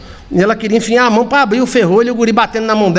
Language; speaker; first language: Portuguese; native; Portuguese